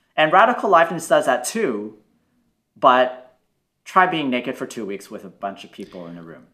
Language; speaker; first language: English; native; English